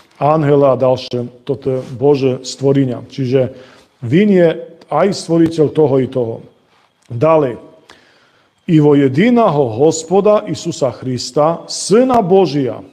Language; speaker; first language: Slovak; non-native, local second language; Rusyn